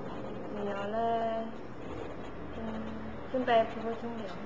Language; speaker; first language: Cantonese; non-native, learner; Indonesian